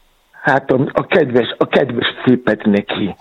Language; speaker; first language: Hungarian; non-native, fluent; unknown